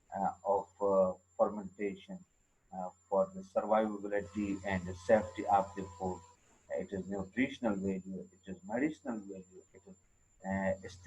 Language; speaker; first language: English; non-native, local second language; Urdu